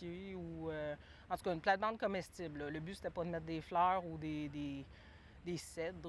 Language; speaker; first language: French; native; French